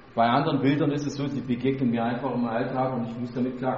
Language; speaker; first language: German; native; German